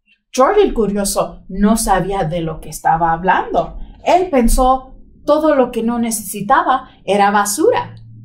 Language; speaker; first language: Spanish; early bilingual, heritage; Spanish